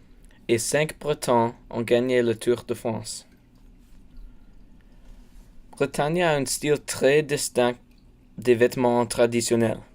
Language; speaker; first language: French; non-native, learner; English